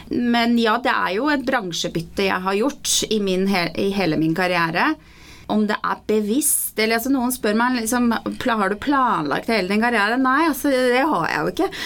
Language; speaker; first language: Norwegian; early bilingual, other home language; Persian